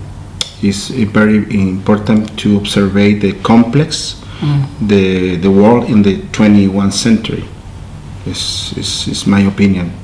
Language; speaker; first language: English; non-native, learner; Spanish